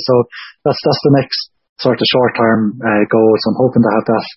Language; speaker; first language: English; native; English